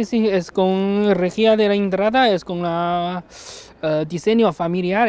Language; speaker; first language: Spanish; non-native, learner; Chinese